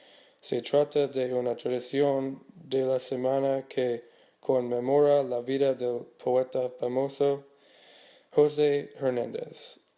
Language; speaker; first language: Spanish; non-native, learner; English